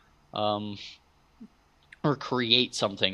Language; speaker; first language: English; native; English